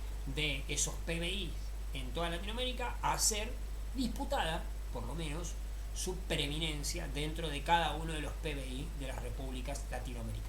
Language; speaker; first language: Spanish; native; Spanish